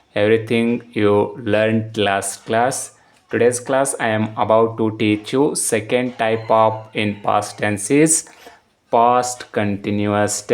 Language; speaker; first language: English; non-native, local second language; Kannada